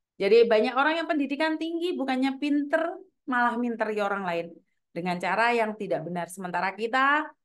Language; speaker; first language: Indonesian; native; Indonesian